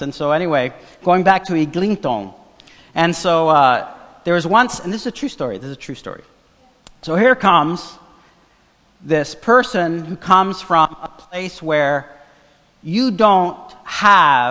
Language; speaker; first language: English; non-native, fluent; Portuguese